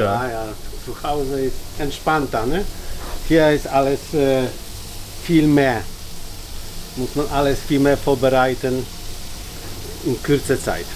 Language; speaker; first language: German; non-native, fluent; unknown